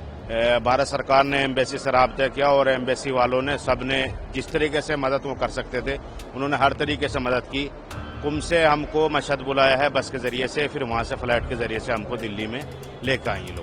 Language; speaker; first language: Hindi; native; Hindi